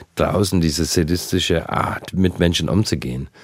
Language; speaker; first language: German; non-native, fluent; English